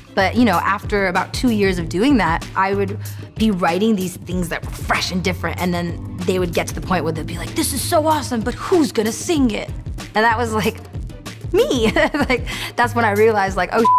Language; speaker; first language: English; native; English